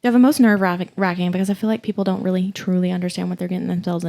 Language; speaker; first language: English; native; English